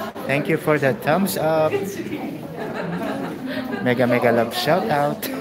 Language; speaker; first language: English; non-native, local second language; Filipino